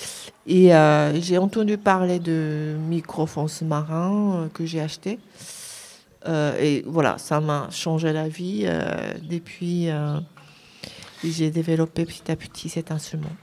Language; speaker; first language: French; non-native, fluent; Japanese